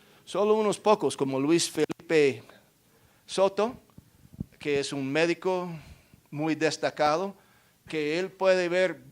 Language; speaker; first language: Spanish; non-native, fluent; English